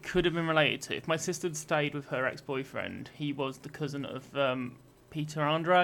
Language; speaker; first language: English; native; English